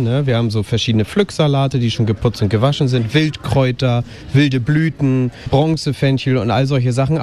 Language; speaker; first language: German; native; German